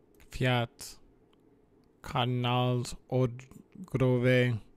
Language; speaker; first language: Polish; non-native, learner; English